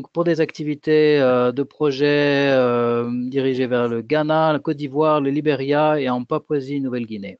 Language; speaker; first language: French; native; French